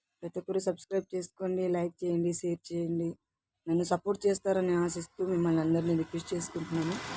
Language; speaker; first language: Telugu; non-native, fluent; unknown